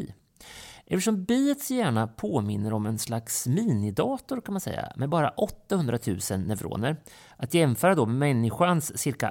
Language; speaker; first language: Swedish; native; Swedish